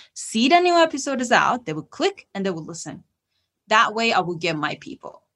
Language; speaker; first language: English; non-native, fluent; Persian